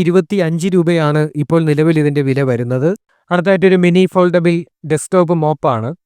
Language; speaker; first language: Malayalam; native; Malayalam